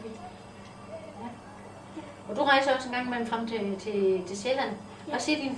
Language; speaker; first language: Danish; native; Danish